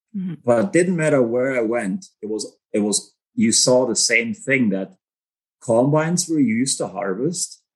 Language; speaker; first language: English; non-native, fluent; German